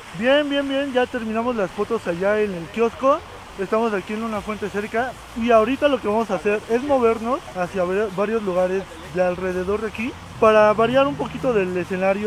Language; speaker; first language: Spanish; native; Spanish